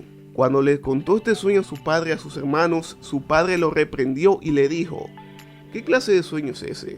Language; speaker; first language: Spanish; native; Spanish